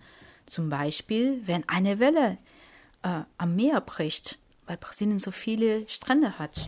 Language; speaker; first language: German; non-native, fluent; Portuguese